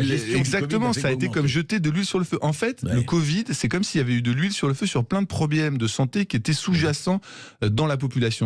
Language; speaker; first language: French; native; French